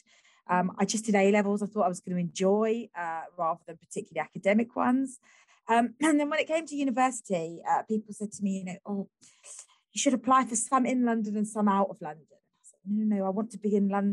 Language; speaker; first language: English; native; English